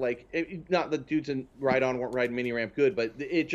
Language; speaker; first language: English; native; English